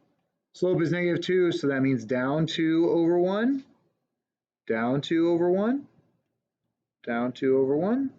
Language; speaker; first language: English; native; English